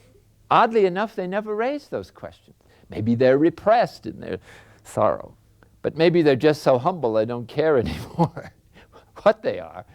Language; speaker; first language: English; native; English